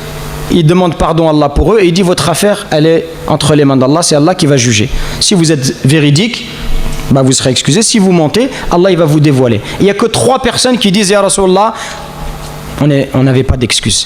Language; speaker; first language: French; native; French